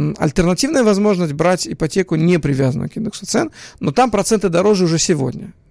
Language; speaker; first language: Russian; early bilingual, other home language; Hebrew